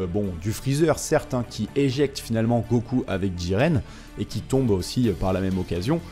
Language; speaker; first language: French; native; French